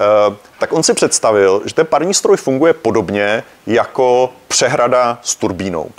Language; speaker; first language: Czech; native; Czech